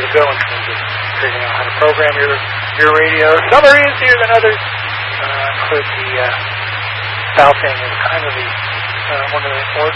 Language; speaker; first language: English; native; English